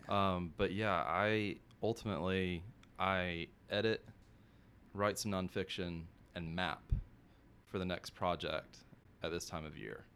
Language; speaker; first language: English; native; English